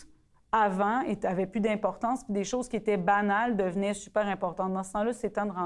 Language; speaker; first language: French; native; French